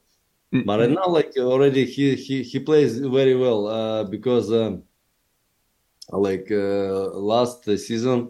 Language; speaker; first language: English; non-native, learner; Russian